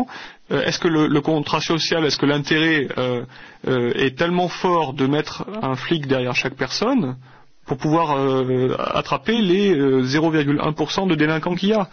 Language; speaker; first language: French; native; French